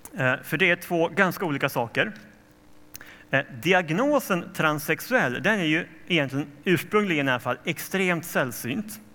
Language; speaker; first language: Swedish; native; Swedish